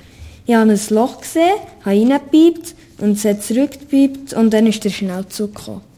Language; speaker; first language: German; native; German